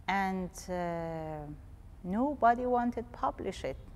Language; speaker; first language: English; non-native, learner; Persian